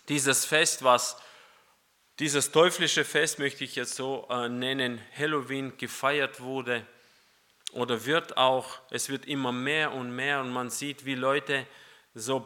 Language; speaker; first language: German; non-native, fluent; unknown